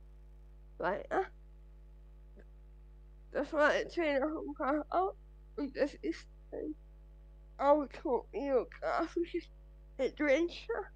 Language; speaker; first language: German; non-native, fluent; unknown